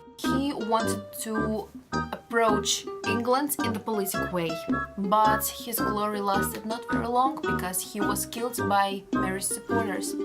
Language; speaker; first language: English; non-native, learner; Russian